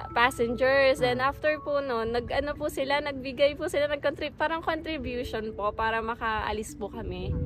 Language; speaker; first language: Filipino; native; Filipino